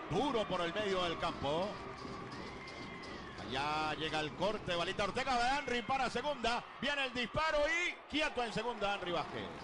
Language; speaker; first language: Spanish; native; Spanish